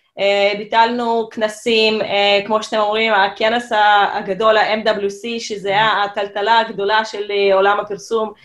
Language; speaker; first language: Hebrew; non-native, fluent; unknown